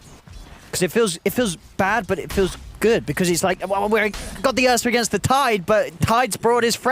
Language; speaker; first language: English; native; English